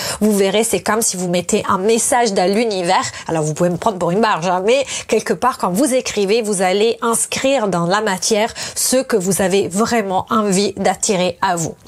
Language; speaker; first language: French; non-native, fluent; Italian